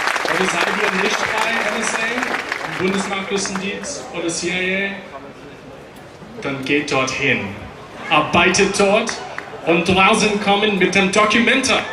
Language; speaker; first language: German; non-native, learner; English